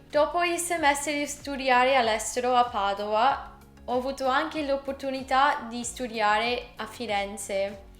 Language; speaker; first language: Italian; non-native, fluent; English